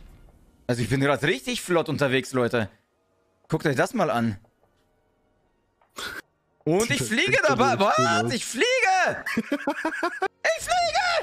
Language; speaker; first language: German; native; German